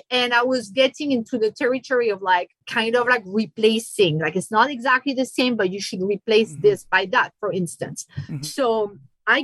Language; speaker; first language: English; non-native, fluent; French